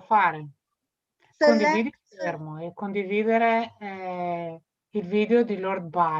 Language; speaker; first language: Italian; native; Italian